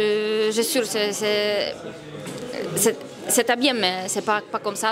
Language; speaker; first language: French; non-native, learner; Polish